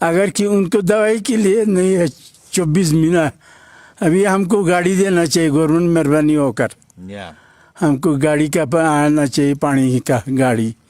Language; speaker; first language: Hindi; non-native, local second language; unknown